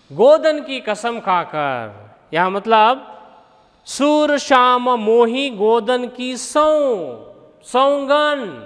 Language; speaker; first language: Hindi; non-native, local second language; Kannada